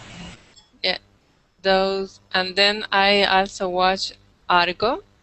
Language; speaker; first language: English; non-native, learner; Spanish